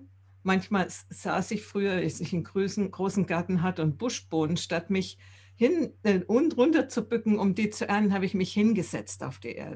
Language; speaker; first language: German; native; German